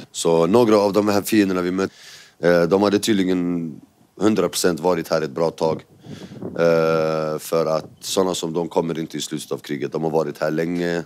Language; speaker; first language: Swedish; early bilingual, other home language; Kurdish